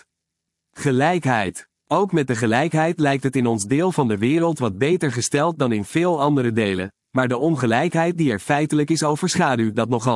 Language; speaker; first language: Dutch; native; Dutch